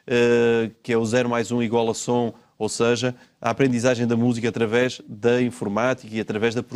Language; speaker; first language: Portuguese; native; Portuguese